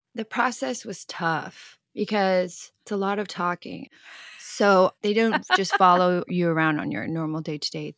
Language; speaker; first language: English; non-native, local second language; Cantonese